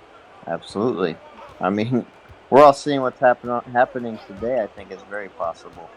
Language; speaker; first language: English; native; English